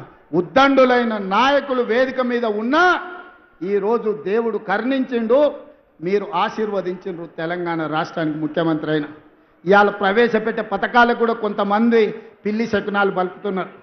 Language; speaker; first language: Telugu; native; Telugu